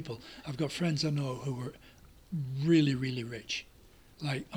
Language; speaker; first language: English; native; English